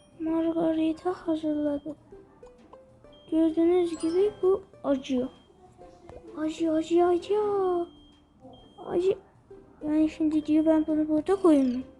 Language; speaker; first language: Turkish; early bilingual, heritage; Turkish